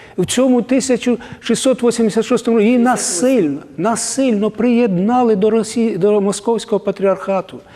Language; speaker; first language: Ukrainian; native; Ukrainian